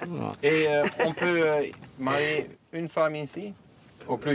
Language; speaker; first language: French; non-native, learner; Dutch